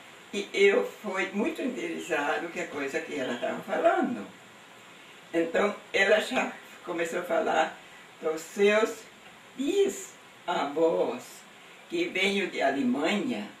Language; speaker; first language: Portuguese; non-native, local second language; German